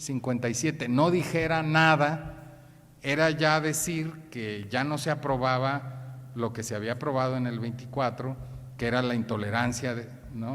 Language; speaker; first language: Spanish; native; Spanish